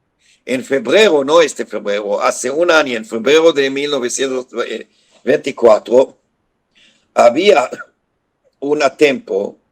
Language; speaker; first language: Spanish; non-native, fluent; Hebrew